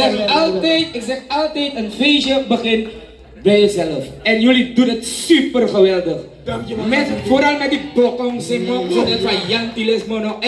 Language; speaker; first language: Dutch; non-native, fluent; Javanese